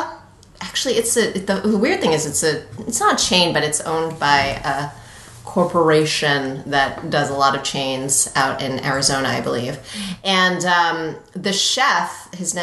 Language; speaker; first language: English; native; English